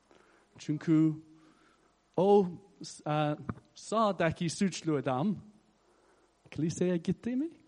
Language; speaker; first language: Turkish; non-native, fluent; English